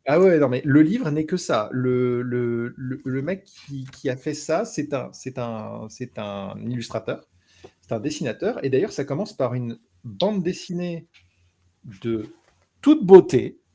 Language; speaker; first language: French; native; French